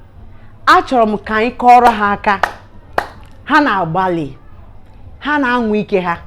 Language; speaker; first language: Igbo; native; Igbo